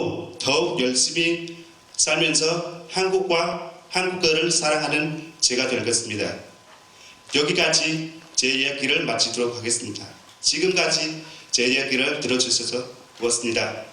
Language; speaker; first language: Korean; non-native, learner; Vietnamese